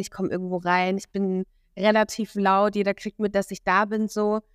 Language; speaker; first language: German; native; German